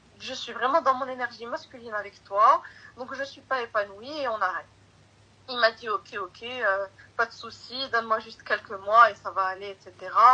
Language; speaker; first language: French; early bilingual, other home language; Arabic